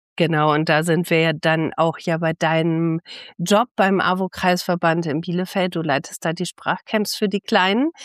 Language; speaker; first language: German; native; German